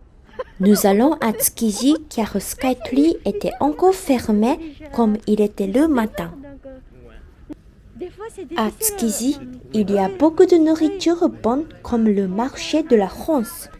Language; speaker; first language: French; non-native, fluent; Japanese